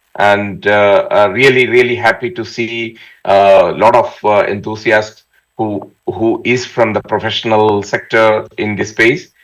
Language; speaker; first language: English; non-native, local second language; Malayalam